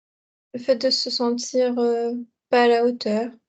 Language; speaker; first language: French; native; French